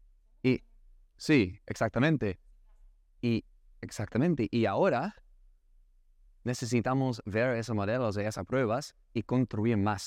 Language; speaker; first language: Spanish; non-native, learner; English